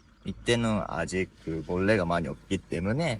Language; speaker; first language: Korean; non-native, learner; Japanese